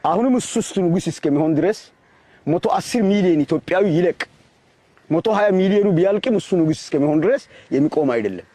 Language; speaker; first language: Amharic; non-native, local second language; Afar